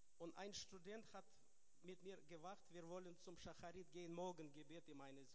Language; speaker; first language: German; non-native, learner; Russian